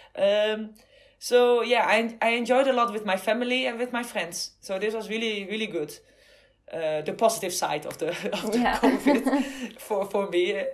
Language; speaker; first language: English; non-native, fluent; Dutch